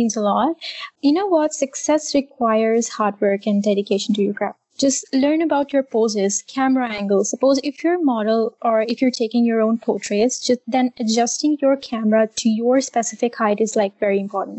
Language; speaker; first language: English; non-native, local second language; Urdu